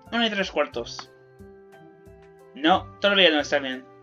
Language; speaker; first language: Spanish; non-native, learner; English